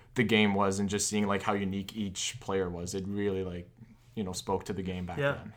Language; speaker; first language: English; native; English